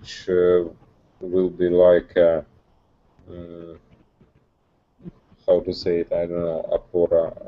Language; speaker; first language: English; non-native, learner; Russian